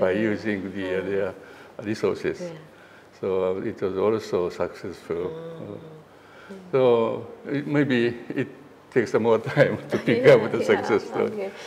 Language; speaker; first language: English; non-native, learner; Japanese